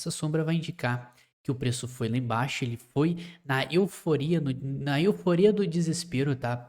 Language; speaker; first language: Portuguese; native; Portuguese